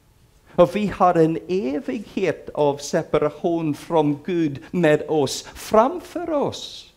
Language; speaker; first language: Swedish; non-native, fluent; English